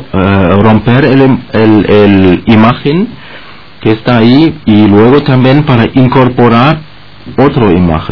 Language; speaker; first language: Spanish; non-native, fluent; German